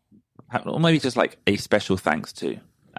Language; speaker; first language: English; native; English